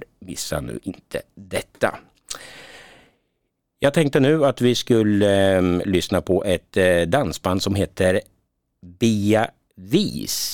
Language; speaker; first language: Swedish; native; Swedish